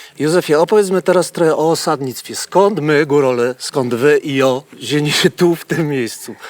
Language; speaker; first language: Polish; native; Polish